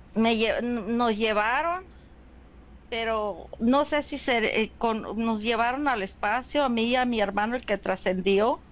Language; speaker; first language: Spanish; native; Spanish